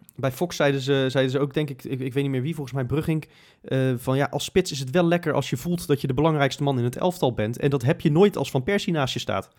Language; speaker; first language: Dutch; native; Dutch